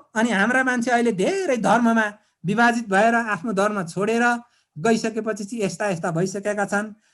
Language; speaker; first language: Nepali; non-native, local second language; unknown